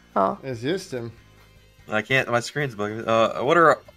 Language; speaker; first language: English; native; English